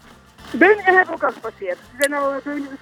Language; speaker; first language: Dutch; native; Dutch